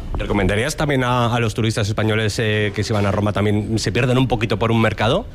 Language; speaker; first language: Spanish; native; Spanish